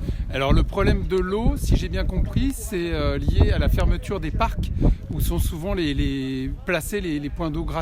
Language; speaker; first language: French; native; French